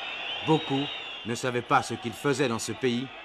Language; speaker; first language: French; native; French